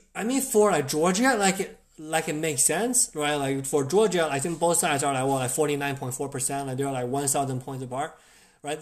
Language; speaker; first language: English; non-native, fluent; Chinese